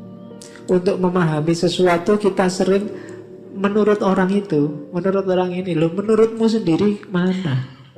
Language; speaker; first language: Indonesian; native; Indonesian